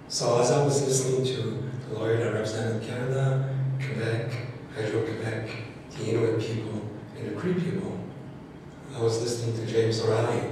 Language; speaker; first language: English; non-native, fluent; Cree